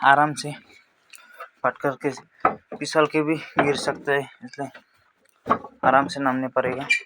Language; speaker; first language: Hindi; non-native, learner; Nepali